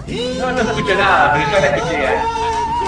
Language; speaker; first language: Spanish; native; Spanish